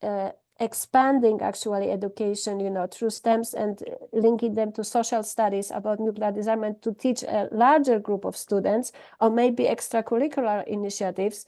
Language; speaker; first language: English; non-native, fluent; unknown